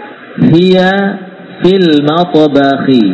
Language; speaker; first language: Arabic; non-native, fluent; Indonesian